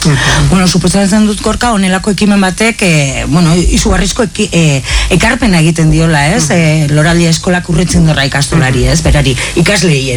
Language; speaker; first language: Basque; native; Basque